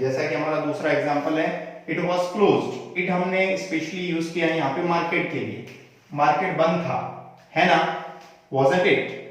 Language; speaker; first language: Hindi; native; Hindi